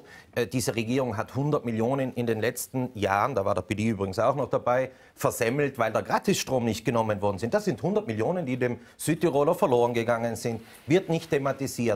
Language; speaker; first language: German; native; German